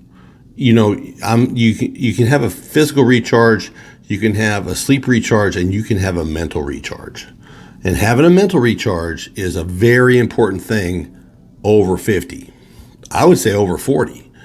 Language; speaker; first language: English; native; English